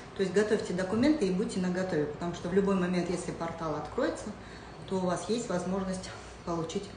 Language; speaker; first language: Russian; non-native, local second language; Kazakh